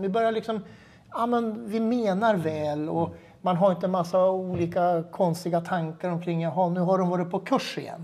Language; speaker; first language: Swedish; native; Swedish